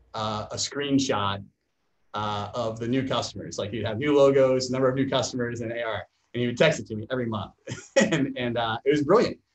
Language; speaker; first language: English; native; English